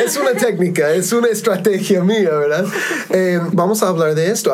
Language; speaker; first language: Spanish; non-native, fluent; English